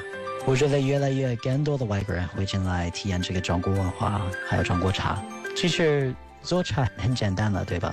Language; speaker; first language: Chinese; non-native, fluent; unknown